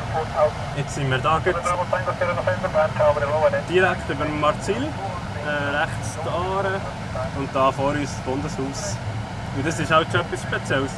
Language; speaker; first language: German; native; German